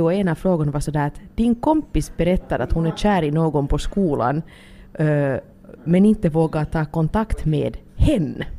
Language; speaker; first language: Swedish; native; Swedish